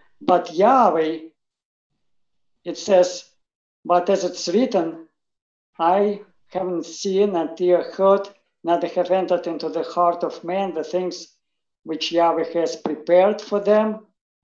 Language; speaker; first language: English; non-native, fluent; Russian